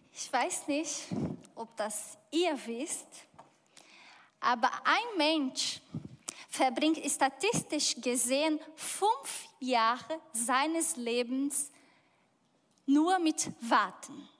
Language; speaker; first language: German; non-native, fluent; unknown